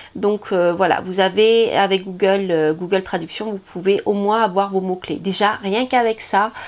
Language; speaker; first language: French; native; French